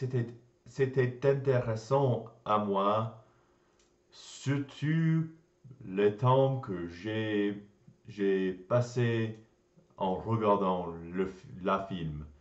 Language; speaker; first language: French; non-native, learner; English